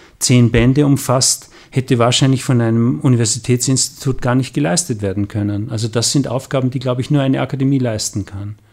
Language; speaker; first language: German; native; German